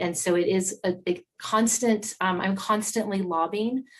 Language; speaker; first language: English; native; English